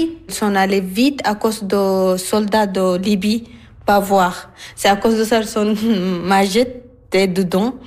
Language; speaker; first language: French; non-native, learner; Arabic